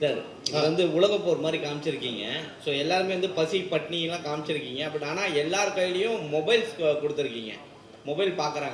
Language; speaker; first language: Tamil; native; Tamil